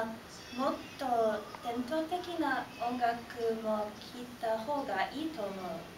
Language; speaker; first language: Japanese; non-native, learner; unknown